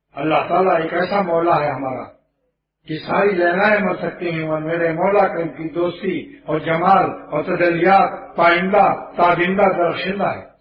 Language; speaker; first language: Urdu; native; Urdu